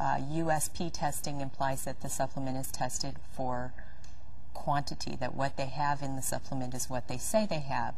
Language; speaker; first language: English; native; English